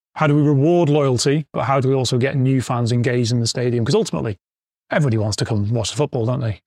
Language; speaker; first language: English; native; English